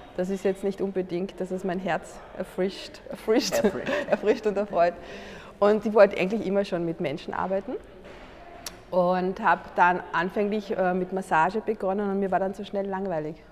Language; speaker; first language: German; native; German